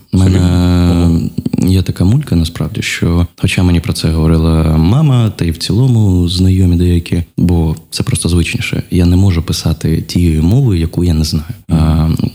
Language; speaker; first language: Ukrainian; non-native, local second language; Russian